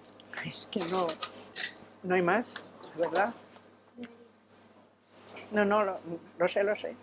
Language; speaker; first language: Spanish; non-native, local second language; Catalan